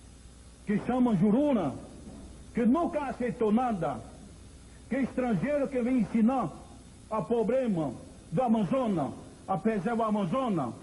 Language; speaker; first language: Portuguese; non-native, local second language; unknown